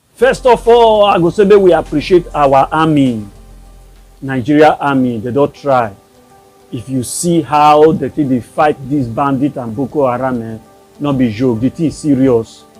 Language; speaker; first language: Nigerian Pidgin; native; Nigerian Pidgin